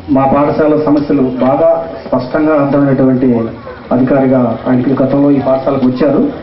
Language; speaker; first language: Telugu; native; Telugu